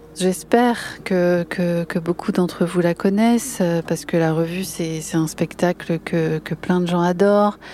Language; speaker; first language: French; native; French